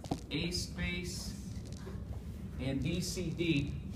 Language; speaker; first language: English; native; English